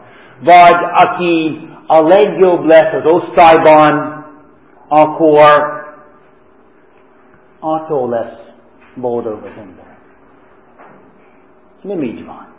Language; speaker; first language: Hungarian; early bilingual, heritage; Hungarian